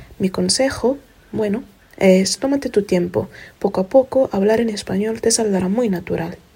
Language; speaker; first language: Spanish; non-native, fluent; Italian